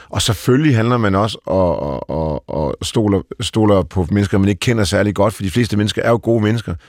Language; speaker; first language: Danish; early bilingual, other home language; Polish